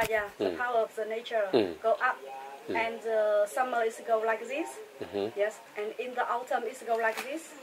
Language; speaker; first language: English; non-native, learner; Vietnamese